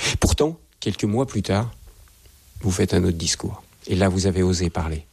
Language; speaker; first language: French; native; French